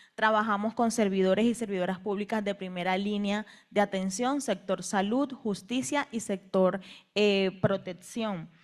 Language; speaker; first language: Spanish; native; Spanish